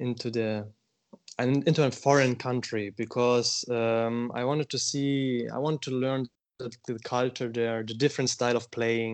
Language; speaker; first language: English; non-native, fluent; German